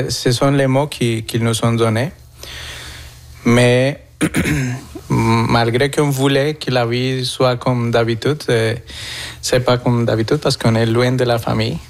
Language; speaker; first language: French; non-native, fluent; Spanish